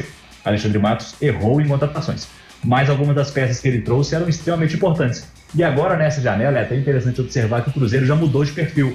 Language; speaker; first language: Portuguese; native; Portuguese